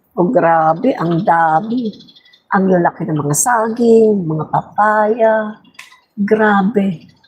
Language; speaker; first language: Filipino; non-native, local second language; Cebuano